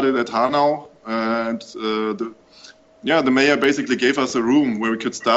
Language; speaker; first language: English; non-native, fluent; German